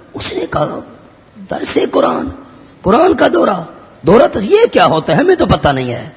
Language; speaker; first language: Urdu; non-native, local second language; Pashto